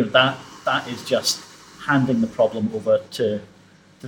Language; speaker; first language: English; native; English